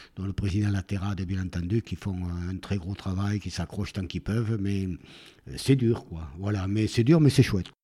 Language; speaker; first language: French; native; French